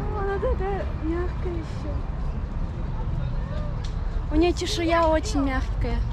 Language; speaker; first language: Russian; native; Russian